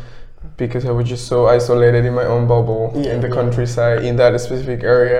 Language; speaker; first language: English; non-native, fluent; Spanish